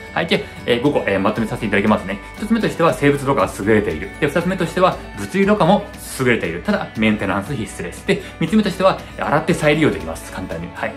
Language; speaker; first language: Japanese; early bilingual, heritage; Japanese